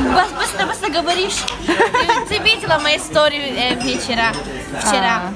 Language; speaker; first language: Russian; non-native, learner; German